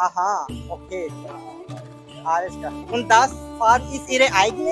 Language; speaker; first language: German; non-native, learner; Hindi